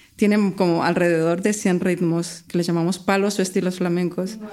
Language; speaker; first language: Spanish; native; Spanish